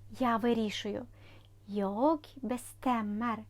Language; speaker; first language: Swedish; non-native, fluent; Ukrainian